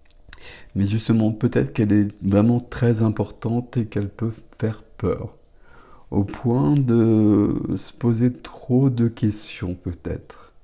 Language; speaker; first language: French; native; French